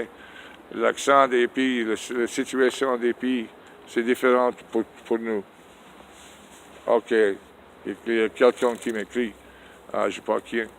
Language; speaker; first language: French; non-native, learner; English